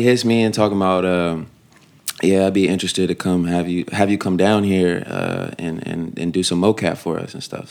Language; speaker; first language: English; native; English